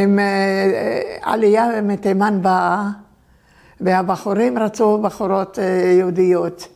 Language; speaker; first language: Hebrew; early bilingual, other home language; Turkish